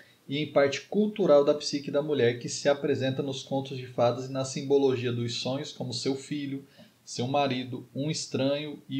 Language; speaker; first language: Portuguese; native; Portuguese